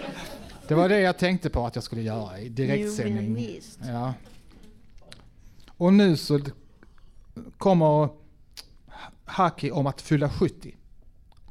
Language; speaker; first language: Swedish; native; Swedish